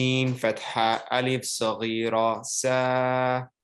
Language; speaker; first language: Arabic; non-native, learner; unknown